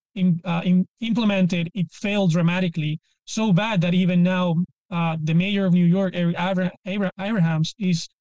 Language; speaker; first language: English; non-native, fluent; Spanish